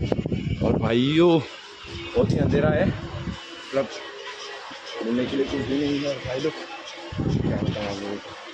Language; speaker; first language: Hindi; non-native, local second language; Mising